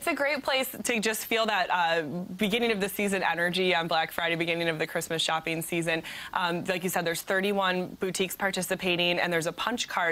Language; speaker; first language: English; native; English